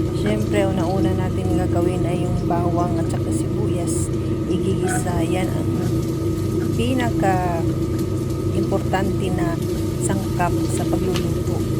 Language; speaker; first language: Filipino; non-native, local second language; Cebuano